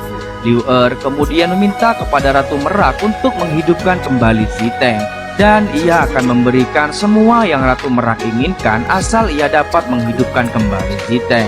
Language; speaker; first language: Indonesian; native; Indonesian